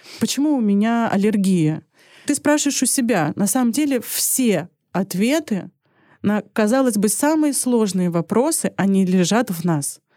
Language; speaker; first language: Russian; early bilingual, other home language; Armenian